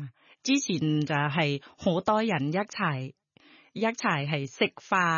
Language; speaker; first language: Cantonese; non-native, fluent; Thai